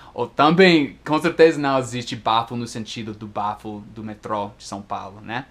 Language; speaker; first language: Portuguese; non-native, fluent; English